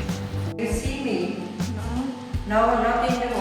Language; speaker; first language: English; non-native, learner; German